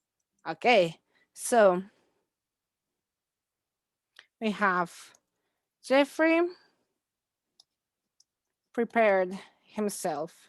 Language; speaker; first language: English; non-native, fluent; Spanish